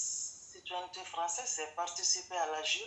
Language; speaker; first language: French; non-native, fluent; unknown